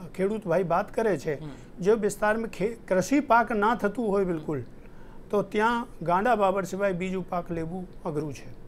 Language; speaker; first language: Gujarati; non-native, local second language; Hindi